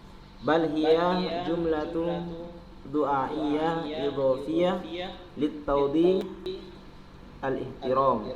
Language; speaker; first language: Arabic; non-native, fluent; Indonesian